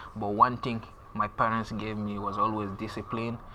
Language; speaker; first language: English; non-native, fluent; French